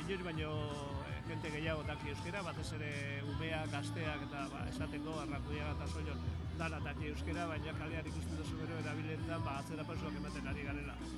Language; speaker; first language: Basque; native; Basque